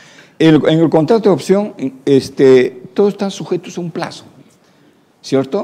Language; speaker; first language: Spanish; native; Spanish